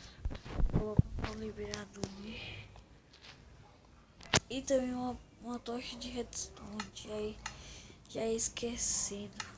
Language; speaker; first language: Portuguese; native; Portuguese